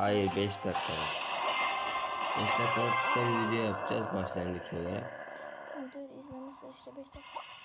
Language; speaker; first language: Turkish; native; Turkish